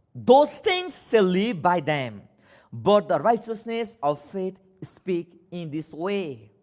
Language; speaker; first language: English; non-native, learner; Nepali